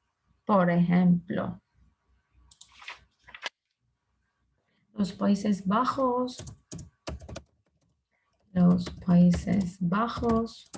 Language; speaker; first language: Spanish; non-native, fluent; Turkish